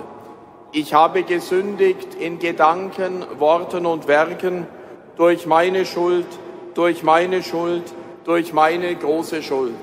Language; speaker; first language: German; native; German